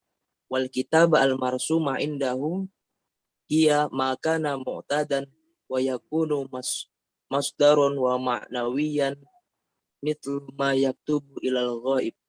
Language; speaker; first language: Arabic; non-native, learner; Indonesian